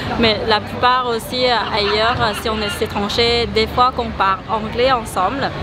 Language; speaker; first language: French; non-native, fluent; Thai